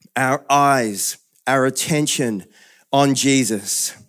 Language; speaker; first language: English; native; English